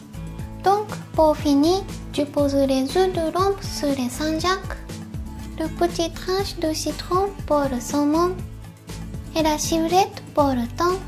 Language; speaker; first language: French; non-native, fluent; Japanese